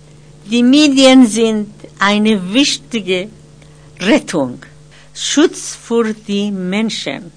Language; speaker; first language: German; non-native, fluent; Persian